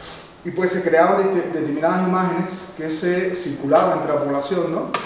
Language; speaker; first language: Spanish; native; Spanish